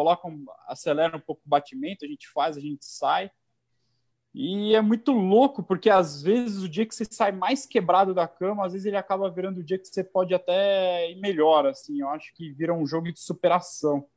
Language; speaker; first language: Portuguese; native; Portuguese